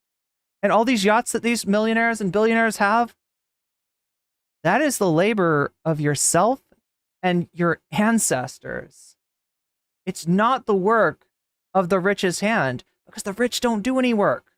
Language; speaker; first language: English; native; English